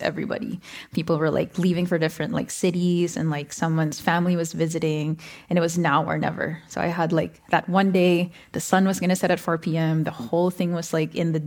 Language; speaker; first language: English; non-native, local second language; Filipino